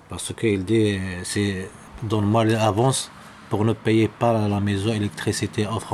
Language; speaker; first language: French; non-native, learner; Arabic